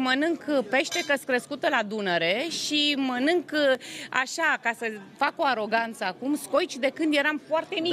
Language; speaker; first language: Romanian; native; Romanian